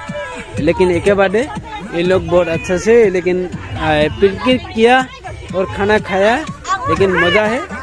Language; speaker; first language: Hindi; non-native, local second language; Assamese